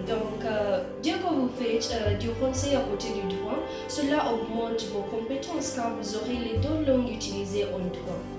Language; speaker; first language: French; non-native, fluent; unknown